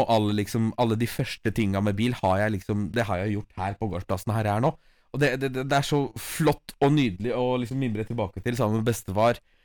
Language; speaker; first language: Norwegian; early bilingual, other home language; Polish